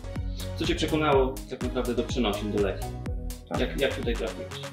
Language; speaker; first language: Polish; native; Polish